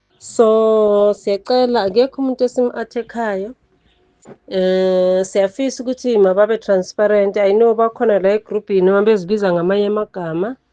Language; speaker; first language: Zulu; native; Zulu